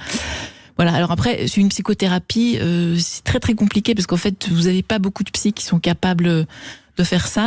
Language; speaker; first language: French; native; French